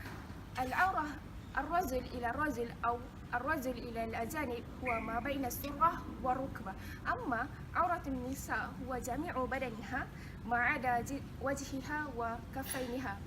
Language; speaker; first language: Arabic; non-native, learner; Malay